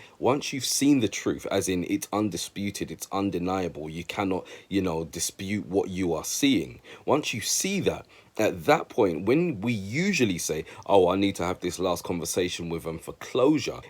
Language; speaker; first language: English; native; English